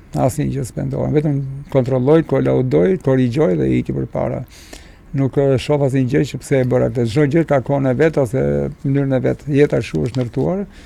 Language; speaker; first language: Albanian; native; Albanian